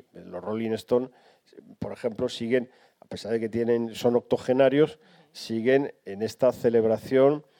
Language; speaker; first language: Spanish; native; Spanish